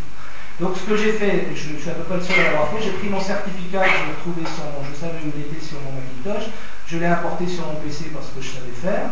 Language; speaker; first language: French; native; French